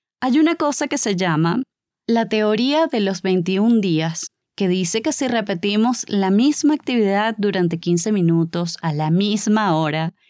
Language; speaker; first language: Spanish; native; Spanish